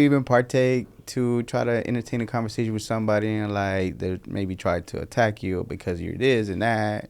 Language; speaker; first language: English; early bilingual, other home language; Spanish